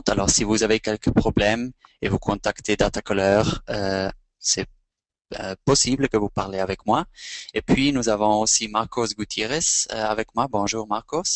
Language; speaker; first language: French; non-native, fluent; Spanish